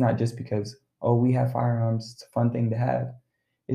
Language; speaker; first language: English; early bilingual, other home language; Arabic